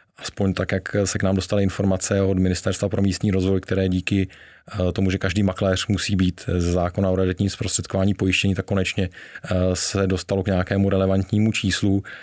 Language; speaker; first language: Czech; native; Czech